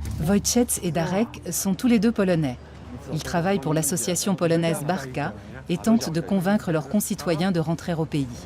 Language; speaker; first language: French; native; French